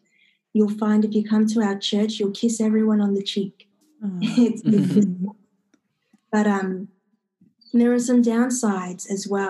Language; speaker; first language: English; native; English